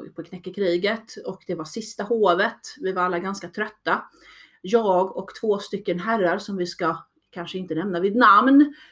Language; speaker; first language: Swedish; native; Swedish